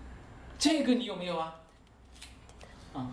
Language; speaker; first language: Chinese; native; Chinese